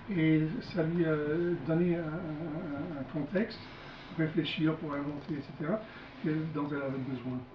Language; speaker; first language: French; non-native, fluent; English